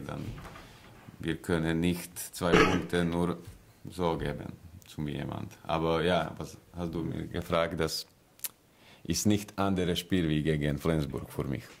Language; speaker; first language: German; non-native, learner; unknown